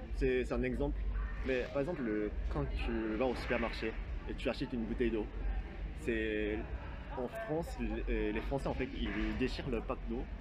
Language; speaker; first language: French; non-native, fluent; Japanese